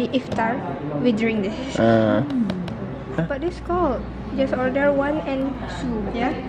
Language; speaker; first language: English; non-native, learner; Indonesian